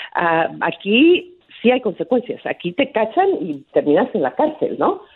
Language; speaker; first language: Spanish; native; Spanish